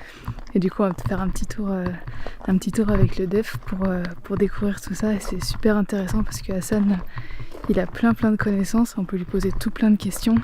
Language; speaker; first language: French; native; French